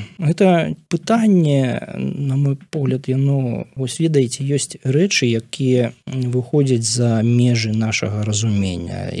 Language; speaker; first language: Belarusian; non-native, local second language; Russian